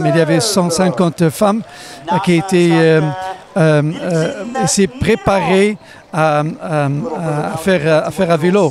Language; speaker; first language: French; non-native, fluent; Dutch